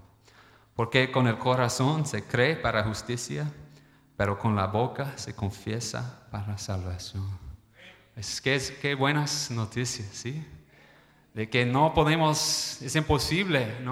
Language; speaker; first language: Spanish; non-native, fluent; English